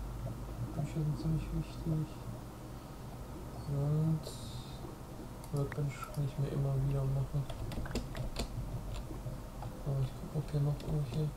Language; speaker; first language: German; native; German